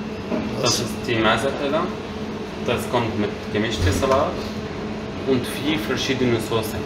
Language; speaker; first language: German; non-native, learner; Arabic